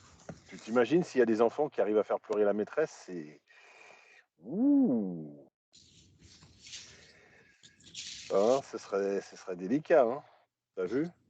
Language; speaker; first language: French; native; French